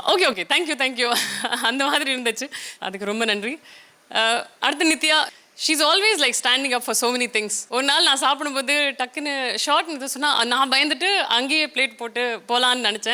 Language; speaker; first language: Tamil; non-native, fluent; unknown